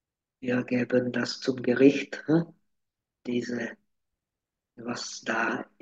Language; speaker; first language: German; non-native, fluent; Czech